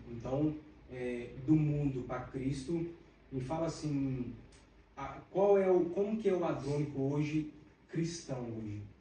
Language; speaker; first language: Portuguese; native; Portuguese